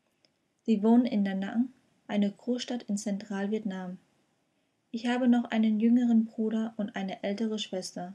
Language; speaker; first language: German; non-native, fluent; Vietnamese